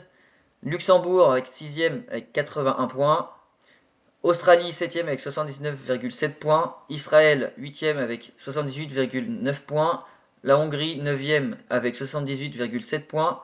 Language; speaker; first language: French; native; French